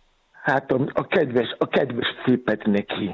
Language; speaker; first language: Hungarian; non-native, fluent; Yoruba